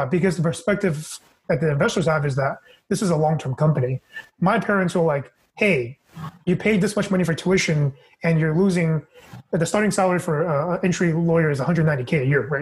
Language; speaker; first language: English; native; English